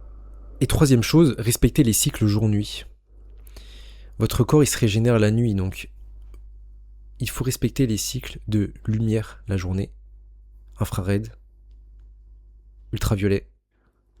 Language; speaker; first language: French; native; French